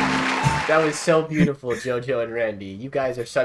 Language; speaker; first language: English; native; English